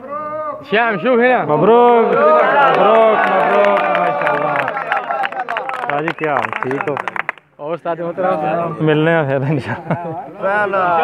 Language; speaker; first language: Hindi; non-native, local second language; Punjabi